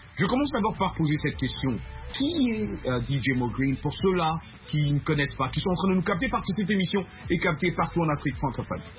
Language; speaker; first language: French; non-native, local second language; Lingala